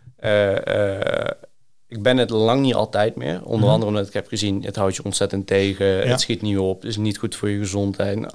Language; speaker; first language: Dutch; early bilingual, other home language; Greek